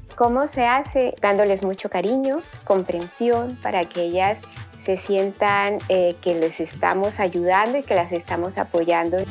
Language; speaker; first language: Spanish; native; Spanish